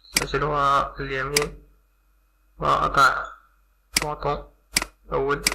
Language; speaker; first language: Arabic; native; Arabic